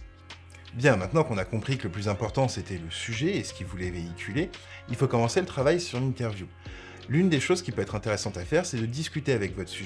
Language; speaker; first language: French; native; French